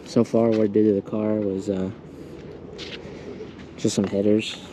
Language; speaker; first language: English; native; English